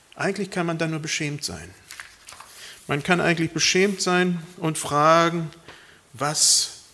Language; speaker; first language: German; early bilingual, other home language; Spanish